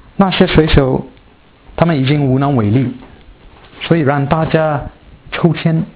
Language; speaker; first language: Chinese; non-native, fluent; English